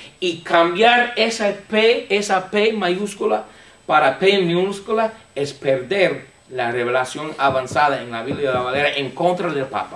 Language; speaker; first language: Spanish; non-native, fluent; English